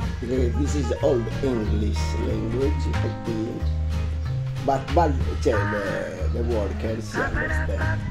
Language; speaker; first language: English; non-native, learner; Italian